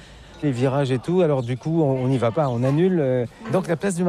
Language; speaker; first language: French; native; French